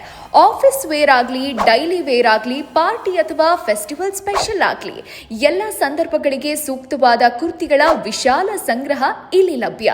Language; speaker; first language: Kannada; native; Kannada